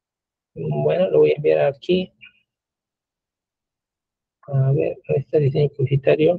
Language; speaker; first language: Spanish; native; Spanish